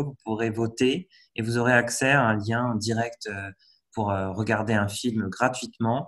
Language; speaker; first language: French; native; French